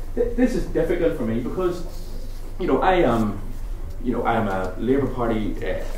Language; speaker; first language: English; native; English